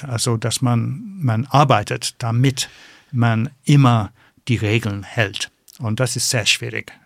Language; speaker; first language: German; non-native, fluent; English